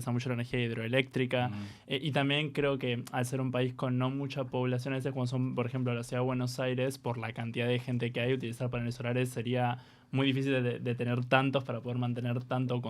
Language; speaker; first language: Spanish; native; Spanish